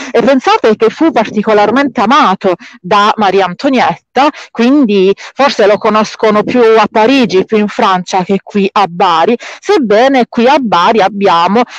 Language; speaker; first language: Italian; native; Italian